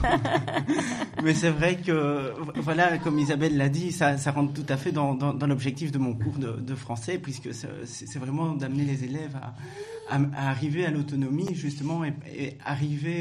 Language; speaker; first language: French; native; French